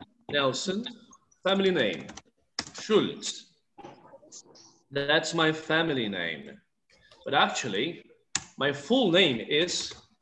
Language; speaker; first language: English; non-native, fluent; Portuguese